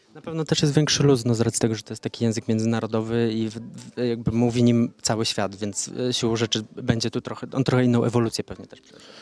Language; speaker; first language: Polish; native; Polish